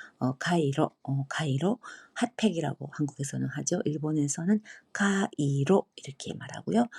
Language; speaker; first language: Korean; non-native, fluent; Japanese